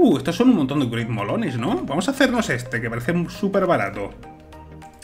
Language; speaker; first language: Spanish; native; Spanish